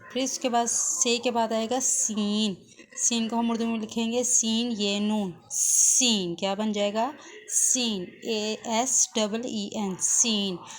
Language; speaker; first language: Urdu; native; Urdu